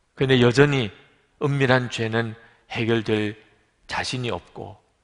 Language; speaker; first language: Korean; native; Korean